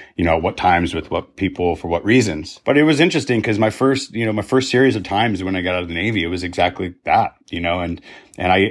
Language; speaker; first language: English; native; English